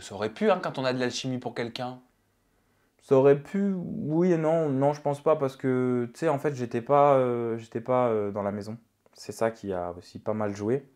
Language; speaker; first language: French; native; French